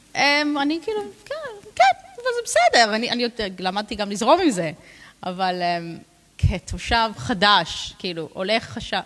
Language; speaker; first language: Hebrew; non-native, fluent; English